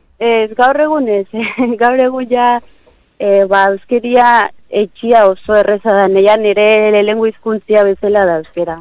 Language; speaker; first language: Basque; early bilingual, other home language; Spanish